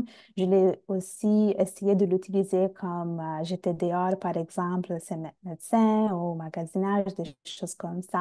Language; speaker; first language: French; non-native, fluent; Bangla